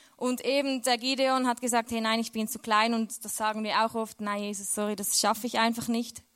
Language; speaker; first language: German; native; German